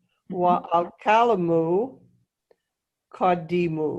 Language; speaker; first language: Arabic; non-native, learner; English